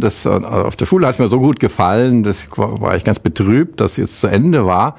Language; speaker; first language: German; native; German